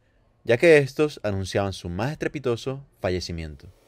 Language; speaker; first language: Spanish; native; Spanish